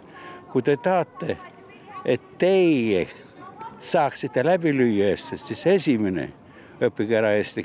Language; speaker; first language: Estonian; non-native, fluent; Latvian